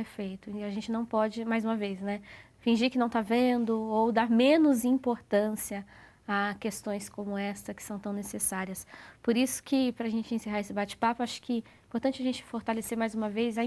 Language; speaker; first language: Portuguese; native; Portuguese